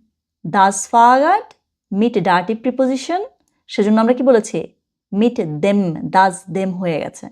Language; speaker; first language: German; non-native, learner; Bangla